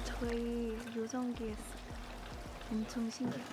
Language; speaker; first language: Korean; non-native, fluent; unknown